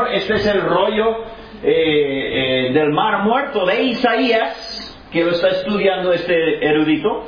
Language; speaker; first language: Spanish; non-native, fluent; English